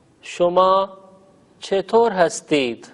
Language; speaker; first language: Persian; non-native, fluent; Urdu